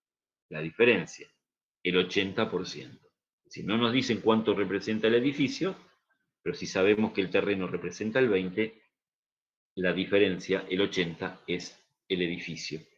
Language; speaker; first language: Spanish; native; Spanish